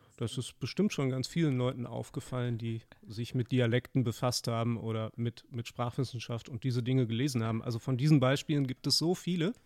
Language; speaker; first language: German; native; German